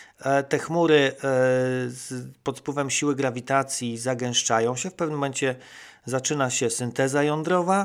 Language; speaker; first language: Polish; native; Polish